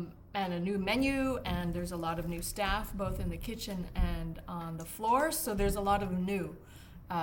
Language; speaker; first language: English; native; English